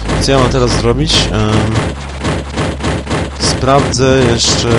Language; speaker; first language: Polish; native; Polish